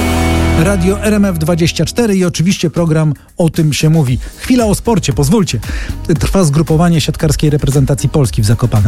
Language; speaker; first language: Polish; native; Polish